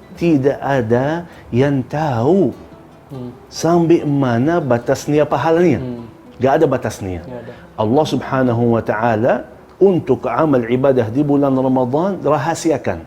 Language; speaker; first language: Indonesian; non-native, fluent; Arabic